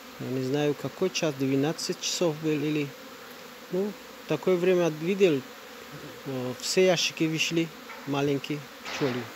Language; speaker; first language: Russian; non-native, learner; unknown